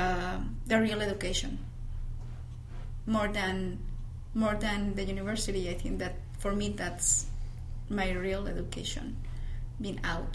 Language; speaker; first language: English; non-native, fluent; Spanish